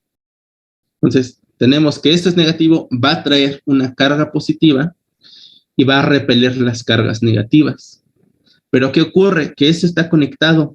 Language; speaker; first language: Spanish; native; Spanish